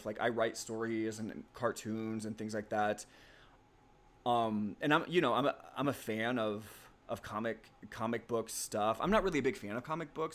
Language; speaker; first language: English; native; English